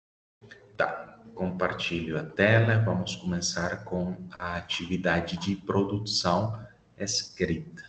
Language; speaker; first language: Portuguese; non-native, fluent; Spanish